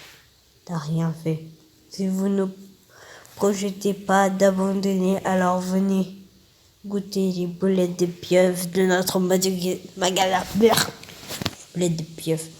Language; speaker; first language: French; native; French